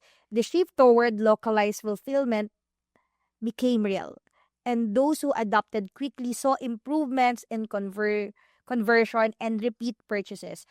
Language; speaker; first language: English; non-native, local second language; Filipino